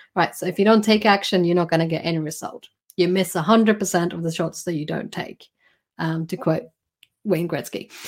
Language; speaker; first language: English; non-native, fluent; Swedish